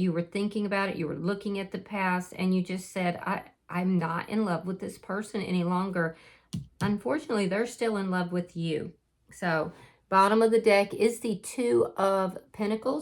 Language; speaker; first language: English; native; English